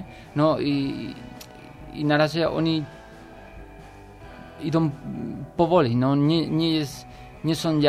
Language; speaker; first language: Polish; non-native, learner; Spanish